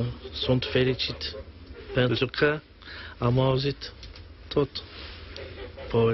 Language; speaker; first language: Romanian; non-native, learner; Turkish